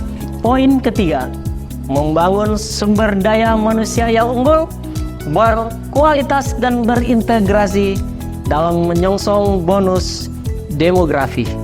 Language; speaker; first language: Indonesian; native; Indonesian